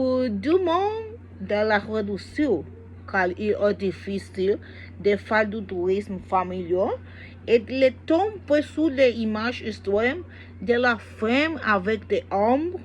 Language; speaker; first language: French; non-native, learner; Spanish